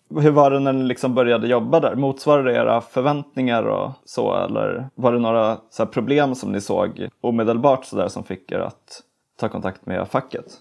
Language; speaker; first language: Swedish; native; Swedish